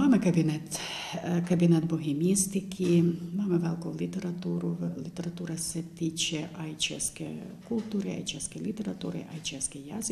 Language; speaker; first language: Czech; non-native, local second language; Ukrainian